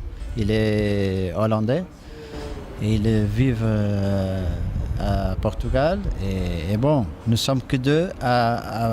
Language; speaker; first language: French; non-native, fluent; Portuguese